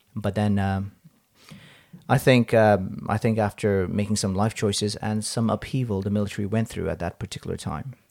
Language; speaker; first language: English; non-native, local second language; Nepali